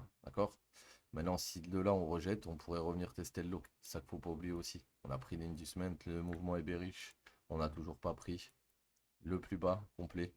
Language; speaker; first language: French; native; French